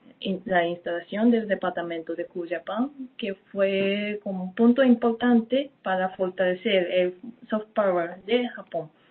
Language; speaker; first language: Spanish; non-native, fluent; Japanese